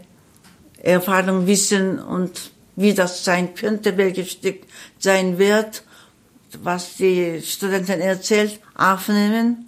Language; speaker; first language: German; non-native, learner; Korean